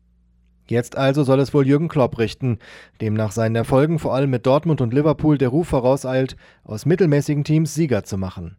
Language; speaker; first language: German; native; German